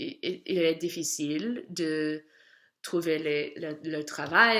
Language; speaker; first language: French; non-native, learner; English